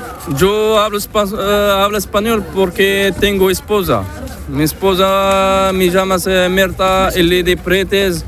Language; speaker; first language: Spanish; non-native, learner; Arabic